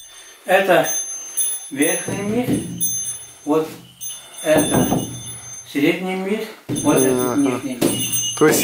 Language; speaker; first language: Russian; non-native, local second language; Yakut